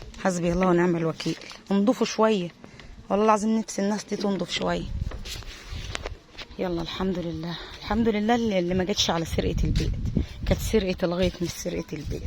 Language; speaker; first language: Arabic; native; Arabic